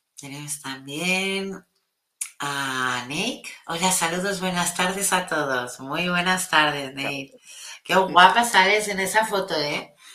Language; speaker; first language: Spanish; non-native, local second language; Catalan